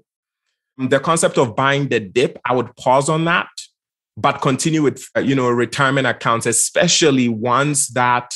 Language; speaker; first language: English; non-native, local second language; Akan